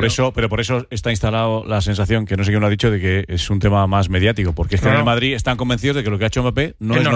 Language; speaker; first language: Spanish; native; Spanish